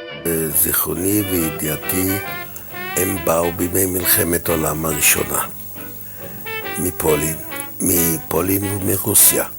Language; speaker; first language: Hebrew; non-native, fluent; German